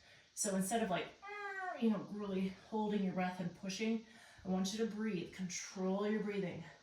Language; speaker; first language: English; native; English